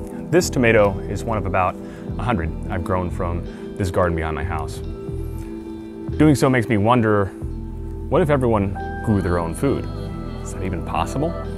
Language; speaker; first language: English; native; English